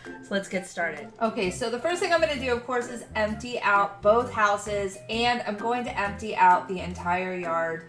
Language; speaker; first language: English; native; English